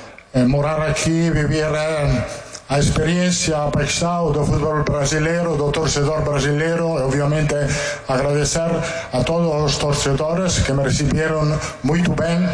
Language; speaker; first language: Portuguese; non-native, learner; Italian